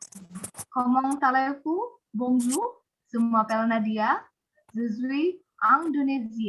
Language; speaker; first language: French; non-native, learner; Indonesian